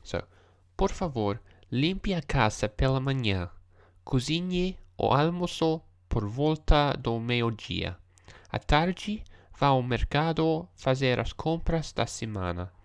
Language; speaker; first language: Portuguese; non-native, learner; English